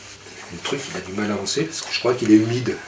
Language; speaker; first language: French; native; French